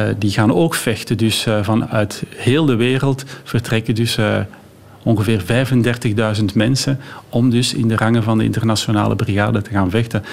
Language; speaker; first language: Dutch; native; Dutch